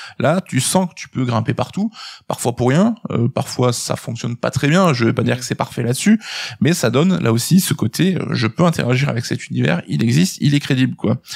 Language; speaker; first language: French; native; French